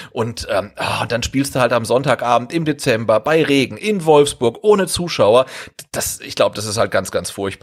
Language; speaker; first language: German; native; German